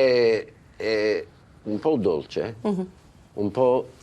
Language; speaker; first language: Italian; early bilingual, heritage; English